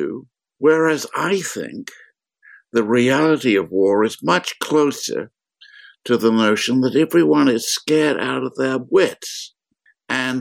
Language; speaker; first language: English; native; English